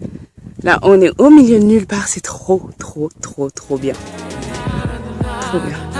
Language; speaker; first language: French; native; French